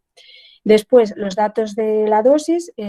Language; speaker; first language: Spanish; native; Spanish